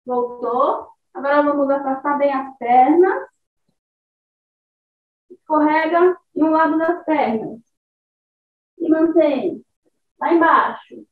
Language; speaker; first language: Portuguese; native; Portuguese